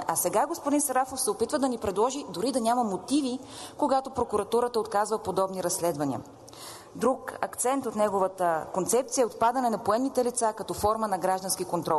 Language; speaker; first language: Bulgarian; native; Bulgarian